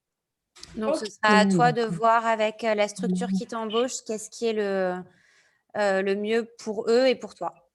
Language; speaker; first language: French; native; French